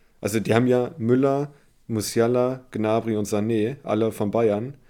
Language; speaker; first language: German; native; German